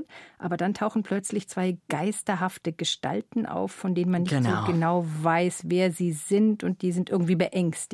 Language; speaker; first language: German; native; German